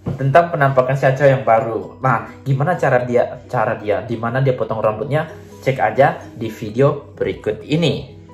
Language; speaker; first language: Indonesian; native; Indonesian